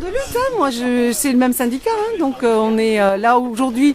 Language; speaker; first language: French; native; French